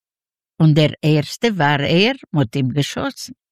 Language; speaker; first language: German; non-native, fluent; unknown